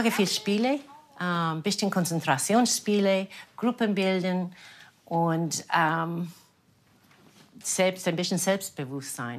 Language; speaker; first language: German; non-native, fluent; English